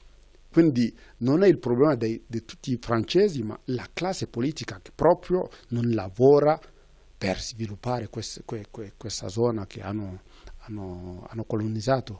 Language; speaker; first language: Italian; non-native, fluent; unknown